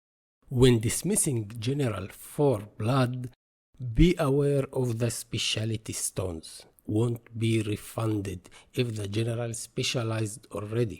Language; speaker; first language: English; non-native, fluent; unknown